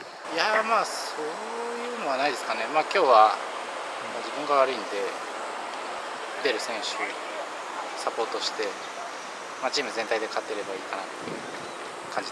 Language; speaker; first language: Japanese; native; Japanese